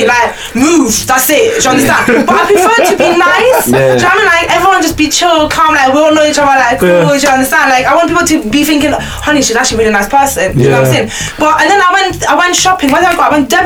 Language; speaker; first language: English; native; English